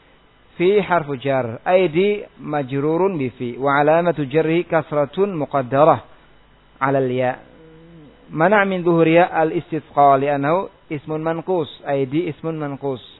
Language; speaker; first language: Arabic; non-native, fluent; Indonesian